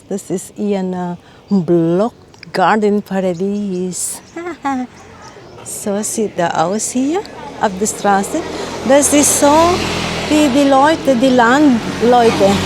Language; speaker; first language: German; non-native, learner; Filipino